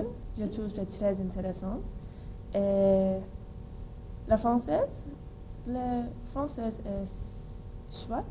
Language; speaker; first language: French; non-native, learner; English